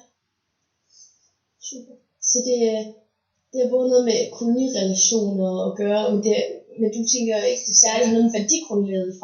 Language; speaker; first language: Danish; native; Danish